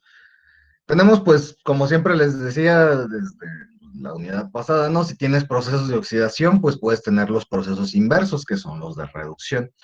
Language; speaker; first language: Spanish; native; Spanish